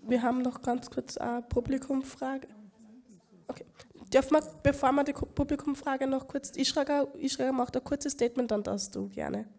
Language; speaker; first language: German; native; German